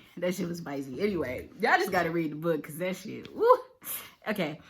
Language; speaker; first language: English; native; English